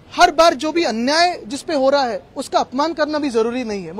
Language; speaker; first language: Hindi; non-native, local second language; Marathi